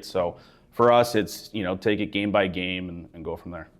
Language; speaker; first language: English; native; English